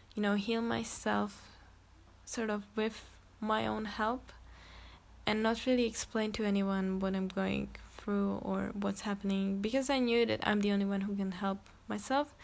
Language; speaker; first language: English; non-native, fluent; Czech